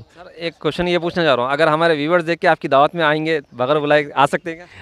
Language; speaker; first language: Hindi; non-native, local second language; Urdu